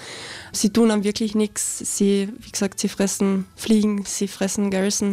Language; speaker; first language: German; native; German